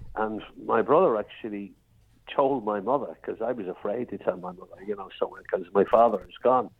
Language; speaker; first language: English; native; English